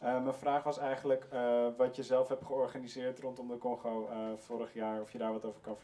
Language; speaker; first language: Dutch; native; Dutch